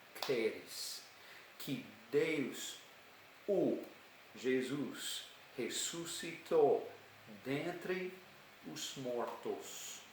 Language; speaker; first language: Portuguese; non-native, learner; English